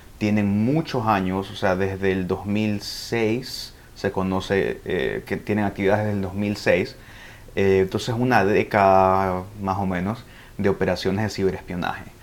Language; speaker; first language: Spanish; early bilingual, heritage; Spanish